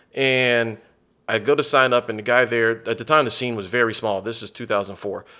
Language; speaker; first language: English; native; English